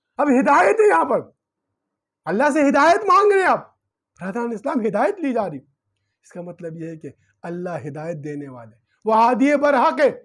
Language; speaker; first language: Urdu; non-native, local second language; Pashto